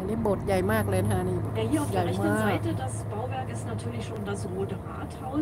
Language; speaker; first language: German; native; German